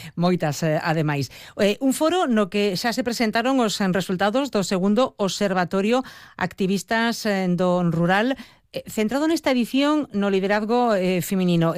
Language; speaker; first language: Galician; native; Galician